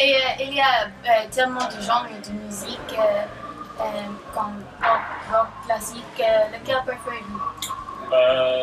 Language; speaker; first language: French; non-native, learner; English